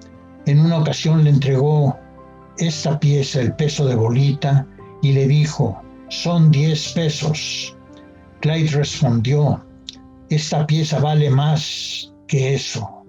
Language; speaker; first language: Spanish; native; Spanish